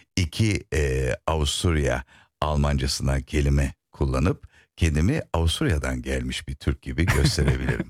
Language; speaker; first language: Turkish; native; Turkish